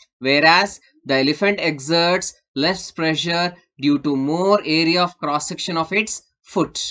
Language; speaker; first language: English; non-native, local second language; Urdu